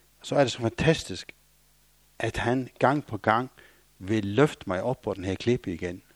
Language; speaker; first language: Danish; non-native, local second language; Faroese